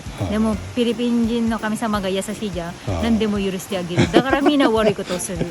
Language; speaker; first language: Japanese; non-native, learner; Filipino